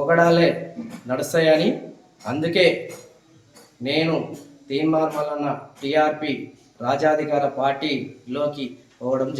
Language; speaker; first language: Telugu; native; Telugu